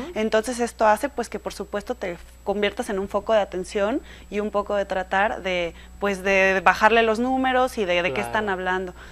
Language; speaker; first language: Spanish; native; Spanish